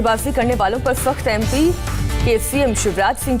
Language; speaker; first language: Hindi; native; Hindi